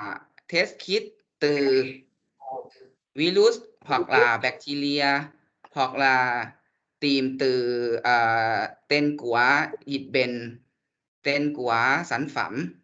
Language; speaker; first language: Vietnamese; non-native, learner; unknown